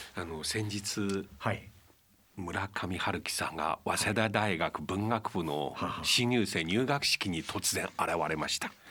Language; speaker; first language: Japanese; non-native, fluent; Chinese